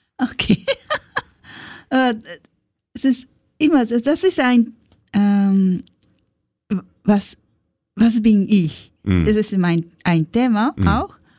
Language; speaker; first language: German; non-native, learner; Japanese